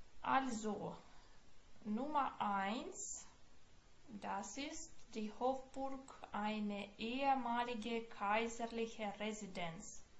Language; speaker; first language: German; non-native, fluent; Ukrainian